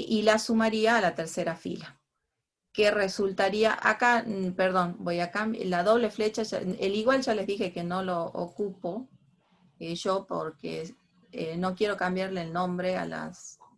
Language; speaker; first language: Spanish; native; Spanish